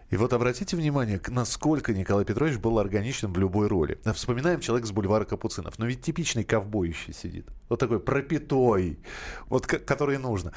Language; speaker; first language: Russian; native; Russian